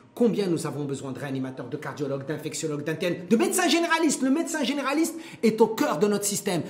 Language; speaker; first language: French; non-native, local second language; Arabic